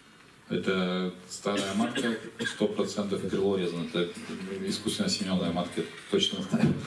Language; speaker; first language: Russian; native; Russian